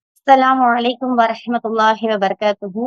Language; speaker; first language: Arabic; non-native, learner; Tamil